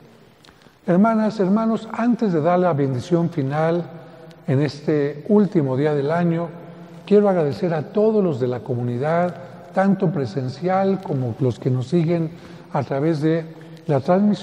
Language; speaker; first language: Spanish; native; Spanish